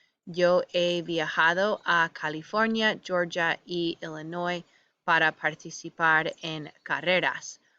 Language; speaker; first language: Spanish; non-native, fluent; English